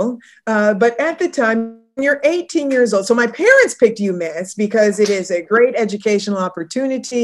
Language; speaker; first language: English; native; English